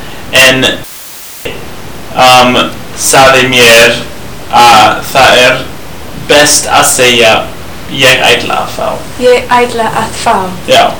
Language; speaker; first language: Icelandic; non-native, learner; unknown